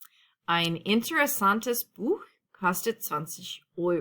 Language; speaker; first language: German; non-native, fluent; English